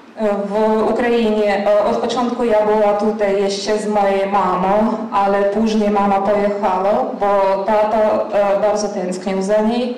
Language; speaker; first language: Polish; non-native, learner; Ukrainian